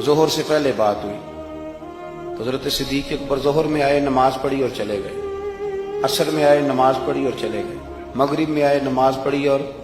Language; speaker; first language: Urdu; non-native, local second language; Punjabi